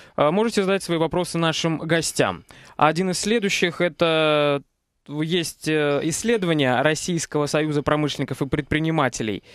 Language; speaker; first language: Russian; native; Russian